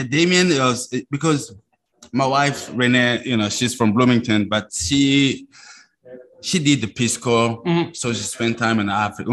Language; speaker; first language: English; non-native, fluent; Mossi